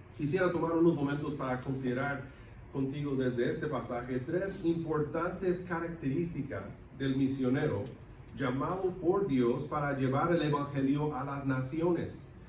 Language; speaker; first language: Spanish; non-native, local second language; English